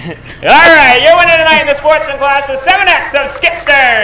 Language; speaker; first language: English; native; English